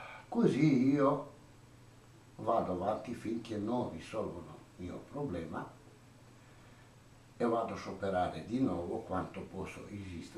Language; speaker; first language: Italian; non-native, learner; Croatian